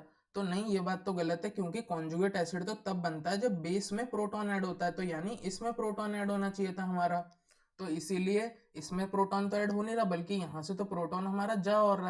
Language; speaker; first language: Hindi; native; Hindi